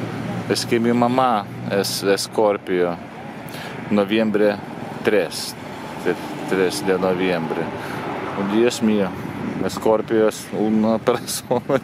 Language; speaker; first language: Spanish; non-native, learner; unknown